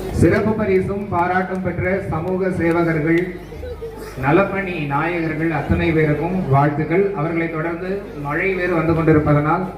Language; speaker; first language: Tamil; native; Tamil